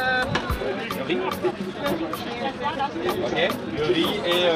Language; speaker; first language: French; native; French